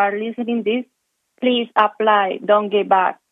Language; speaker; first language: English; non-native, fluent; Spanish